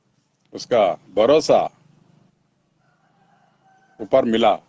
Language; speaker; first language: Hindi; non-native, local second language; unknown